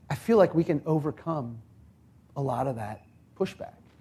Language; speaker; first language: English; native; English